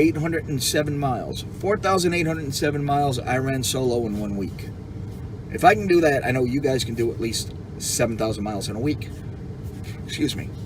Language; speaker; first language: English; native; English